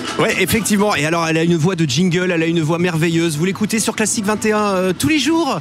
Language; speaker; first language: French; native; French